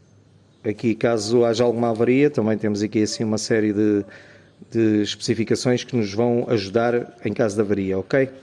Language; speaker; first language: Portuguese; native; Portuguese